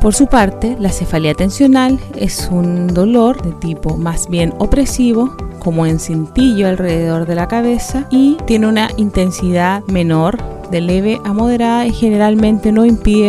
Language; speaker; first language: Spanish; native; Spanish